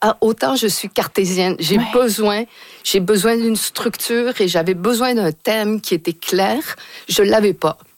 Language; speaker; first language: French; native; French